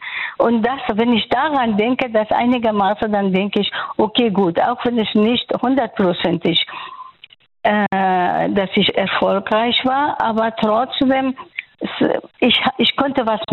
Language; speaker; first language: German; non-native, fluent; Persian